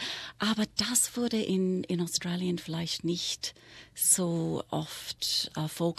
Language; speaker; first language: German; non-native, fluent; English